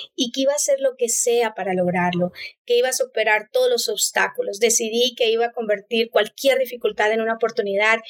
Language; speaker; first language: Spanish; native; Spanish